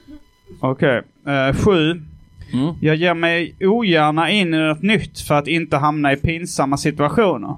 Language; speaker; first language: Swedish; native; Swedish